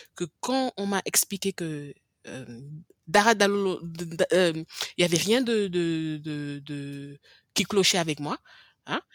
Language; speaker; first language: French; non-native, local second language; English